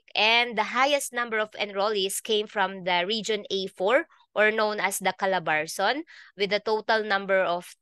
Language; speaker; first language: English; non-native, local second language; Filipino